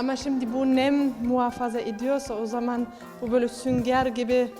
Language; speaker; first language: Turkish; early bilingual, heritage; Turkish